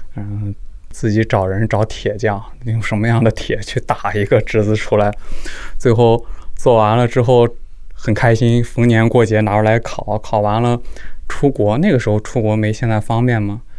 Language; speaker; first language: Chinese; native; Chinese